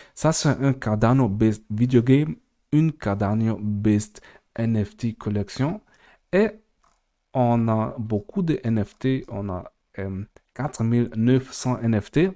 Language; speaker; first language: French; non-native, fluent; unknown